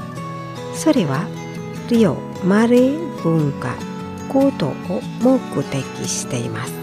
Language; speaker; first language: Japanese; non-native, fluent; Indonesian